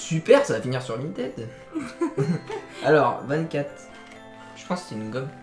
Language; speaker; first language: French; native; French